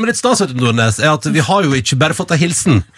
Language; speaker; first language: Norwegian; native; Norwegian